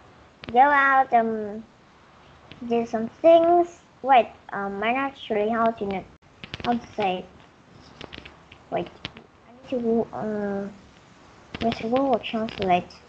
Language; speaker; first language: English; non-native, learner; Vietnamese